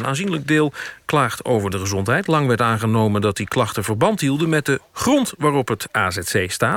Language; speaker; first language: Dutch; native; Dutch